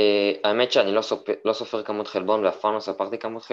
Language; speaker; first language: Hebrew; native; Hebrew